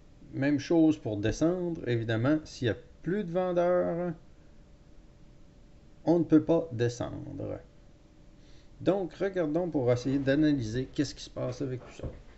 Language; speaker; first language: French; native; French